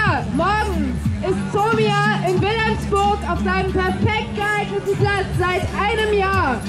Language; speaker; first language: German; native; German